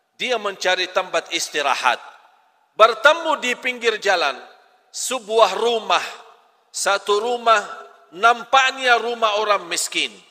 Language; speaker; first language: Malay; non-native, fluent; Arabic